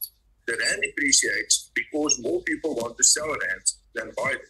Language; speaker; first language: English; non-native, local second language; Afrikaans